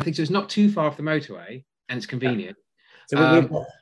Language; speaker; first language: English; native; English